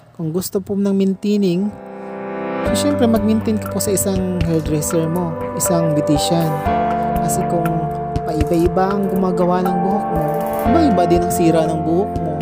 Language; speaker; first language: Filipino; non-native, local second language; Cebuano